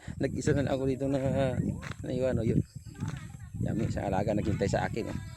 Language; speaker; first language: Filipino; non-native, local second language; Aklanon